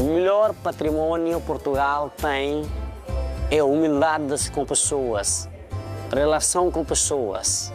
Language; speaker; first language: Portuguese; non-native, fluent; Nepali